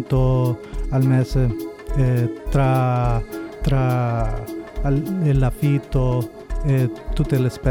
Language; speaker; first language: Italian; non-native, learner; Spanish